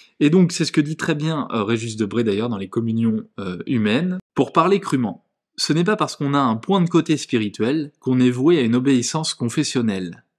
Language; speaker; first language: French; native; French